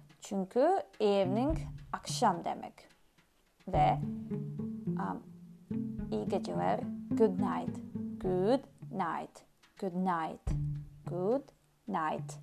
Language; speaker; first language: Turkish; non-native, learner; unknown